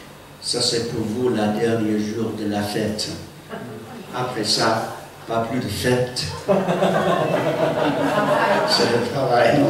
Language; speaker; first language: French; non-native, fluent; English